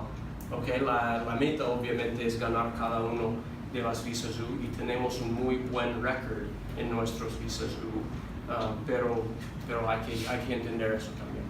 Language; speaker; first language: Spanish; non-native, fluent; English